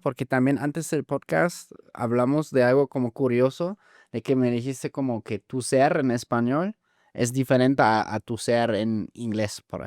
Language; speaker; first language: Spanish; non-native, fluent; German